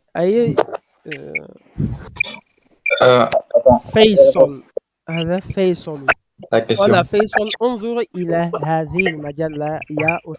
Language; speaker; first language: Arabic; non-native, fluent; French